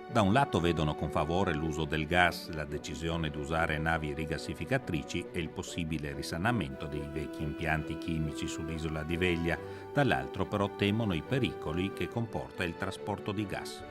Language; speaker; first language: Italian; native; Italian